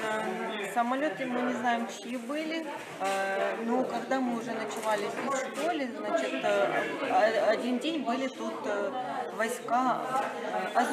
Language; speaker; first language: Russian; native; Russian